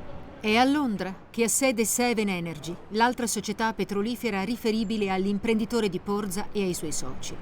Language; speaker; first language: Italian; native; Italian